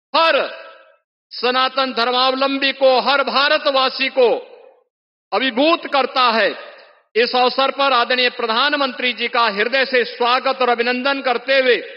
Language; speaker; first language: Hindi; native; Hindi